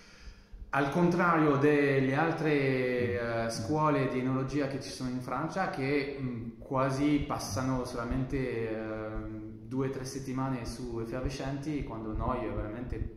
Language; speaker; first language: Italian; non-native, fluent; French